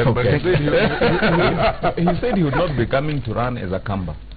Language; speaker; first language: English; non-native, local second language; Kikuyu